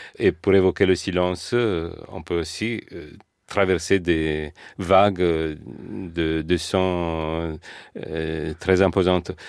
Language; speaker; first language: French; non-native, fluent; Italian